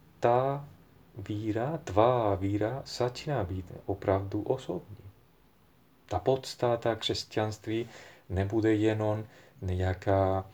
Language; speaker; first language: Czech; non-native, fluent; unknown